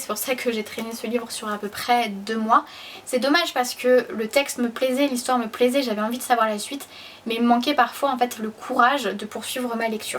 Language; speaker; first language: French; native; French